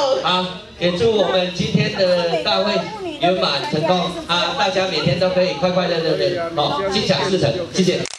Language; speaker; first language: Chinese; native; Chinese